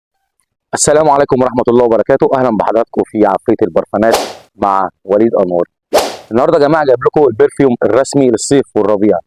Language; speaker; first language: Arabic; native; Arabic